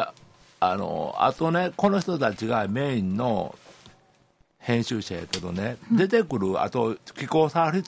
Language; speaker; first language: Japanese; native; Japanese